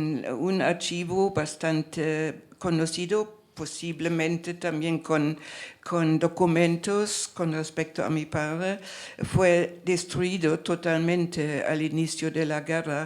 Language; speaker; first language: Spanish; non-native, fluent; German